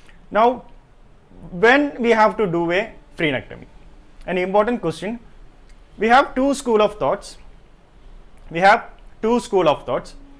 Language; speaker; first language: English; non-native, local second language; Malayalam